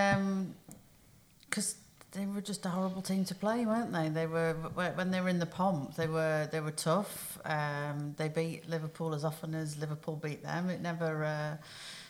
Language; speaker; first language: English; native; English